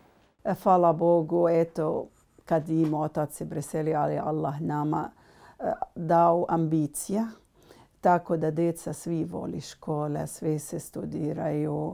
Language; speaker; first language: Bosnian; non-native, learner; Arabic